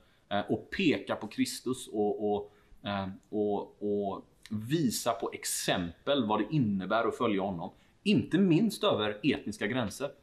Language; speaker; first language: Swedish; native; Swedish